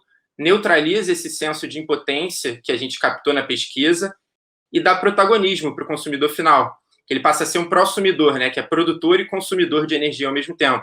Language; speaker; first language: Portuguese; native; Portuguese